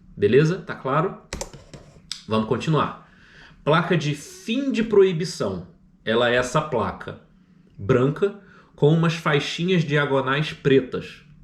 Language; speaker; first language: Portuguese; native; Portuguese